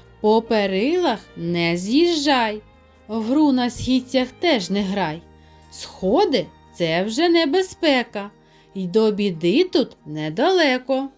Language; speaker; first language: Ukrainian; native; Ukrainian